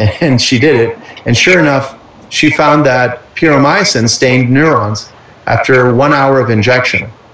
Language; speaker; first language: English; early bilingual, other home language; Spanish